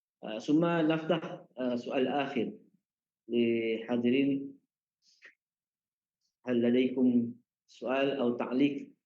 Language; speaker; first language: Arabic; non-native, learner; Malay